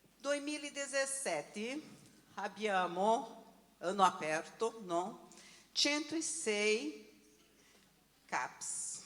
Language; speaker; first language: Italian; non-native, learner; Portuguese